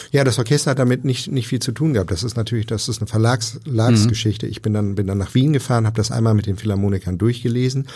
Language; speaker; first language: German; native; German